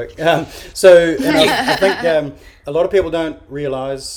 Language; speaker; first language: English; native; English